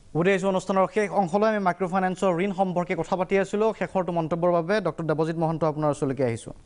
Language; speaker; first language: Assamese; native; Assamese